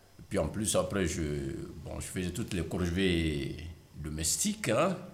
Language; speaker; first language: French; non-native, local second language; Mandingo